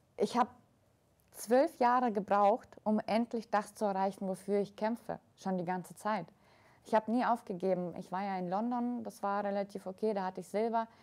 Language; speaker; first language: German; early bilingual, other home language; Russian